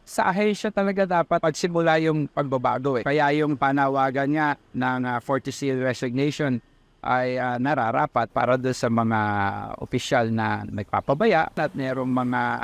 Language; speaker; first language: Filipino; native; Filipino